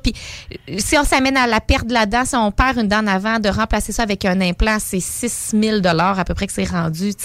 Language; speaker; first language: French; native; French